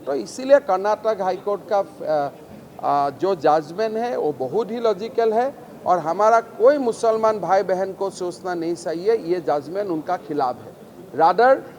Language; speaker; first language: Hindi; non-native, local second language; Assamese